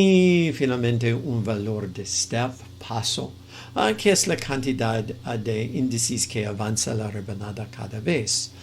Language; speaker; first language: Spanish; non-native, fluent; English